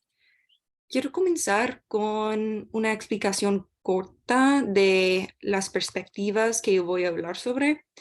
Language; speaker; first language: Spanish; non-native, learner; English